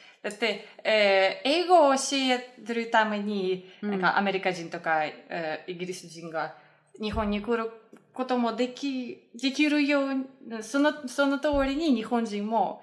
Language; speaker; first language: Japanese; non-native, fluent; Russian